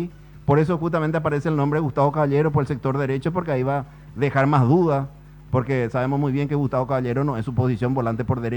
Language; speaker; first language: Spanish; native; Spanish